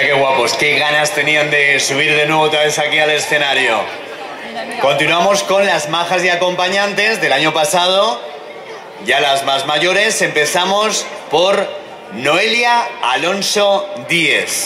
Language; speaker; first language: Spanish; native; Spanish